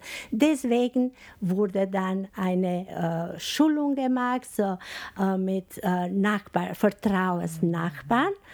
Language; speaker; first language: German; non-native, fluent; Albanian